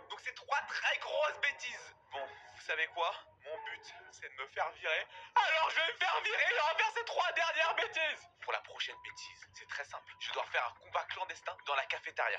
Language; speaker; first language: French; native; French